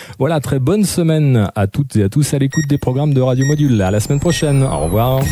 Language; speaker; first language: French; native; French